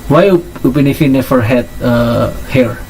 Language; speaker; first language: English; non-native, local second language; Indonesian